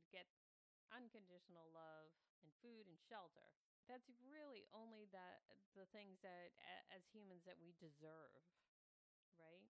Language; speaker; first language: English; native; English